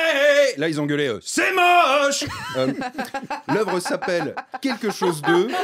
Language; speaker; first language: French; native; French